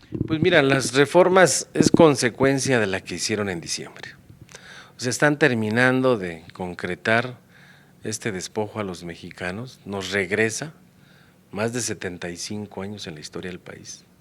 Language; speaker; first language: Spanish; native; Spanish